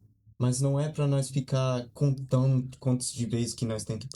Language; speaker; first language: Portuguese; early bilingual, heritage; Portuguese